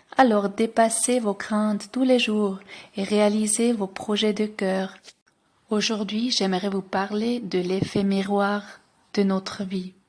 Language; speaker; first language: French; non-native, local second language; Swiss German